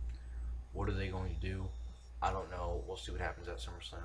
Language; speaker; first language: English; native; English